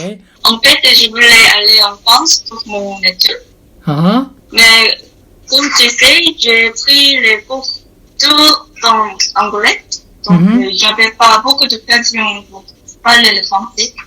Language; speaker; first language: French; non-native, fluent; Korean